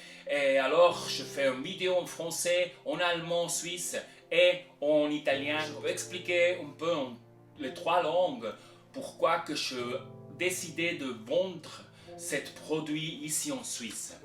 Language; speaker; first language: French; non-native, local second language; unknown